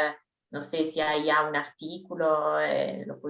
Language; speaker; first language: Spanish; non-native, fluent; Italian